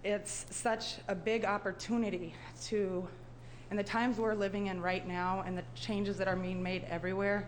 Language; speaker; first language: English; native; English